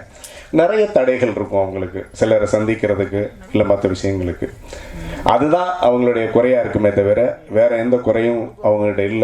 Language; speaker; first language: Tamil; native; Tamil